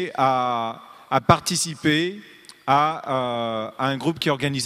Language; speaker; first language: French; native; French